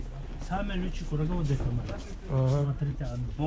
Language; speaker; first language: Russian; non-native, local second language; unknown